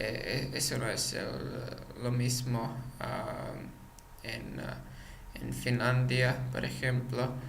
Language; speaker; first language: Spanish; non-native, learner; Czech